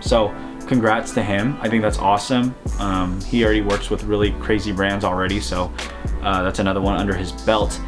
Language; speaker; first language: English; native; English